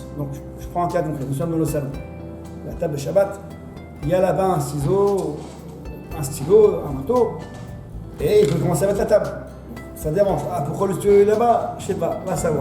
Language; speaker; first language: French; native; French